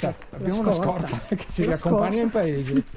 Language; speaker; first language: Italian; native; Italian